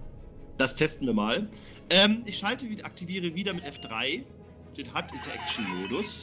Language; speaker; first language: German; native; German